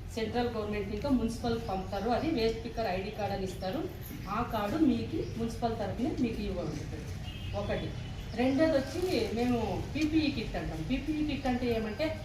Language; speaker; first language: Telugu; non-native, local second language; Kannada